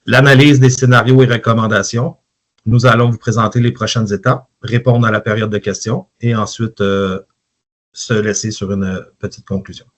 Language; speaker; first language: French; native; French